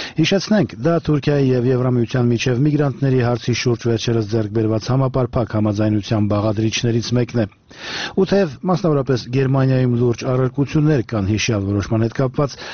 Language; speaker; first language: Armenian; native; Armenian